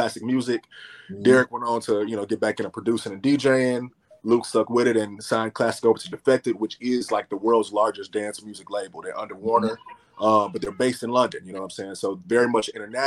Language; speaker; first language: English; native; English